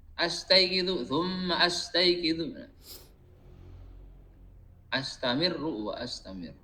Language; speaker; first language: Arabic; non-native, fluent; Indonesian